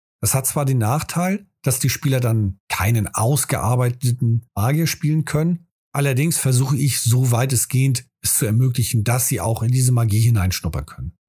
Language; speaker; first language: German; native; German